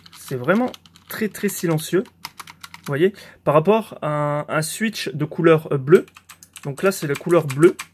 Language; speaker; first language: French; native; French